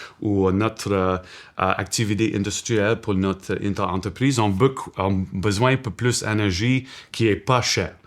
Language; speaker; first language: French; non-native, local second language; English